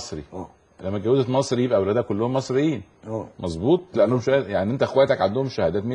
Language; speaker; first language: Arabic; native; Arabic